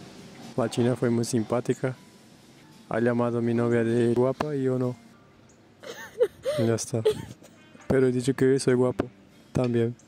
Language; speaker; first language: Spanish; non-native, learner; Portuguese